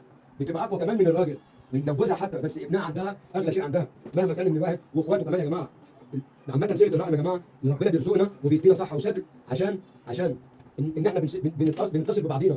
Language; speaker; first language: Arabic; native; Arabic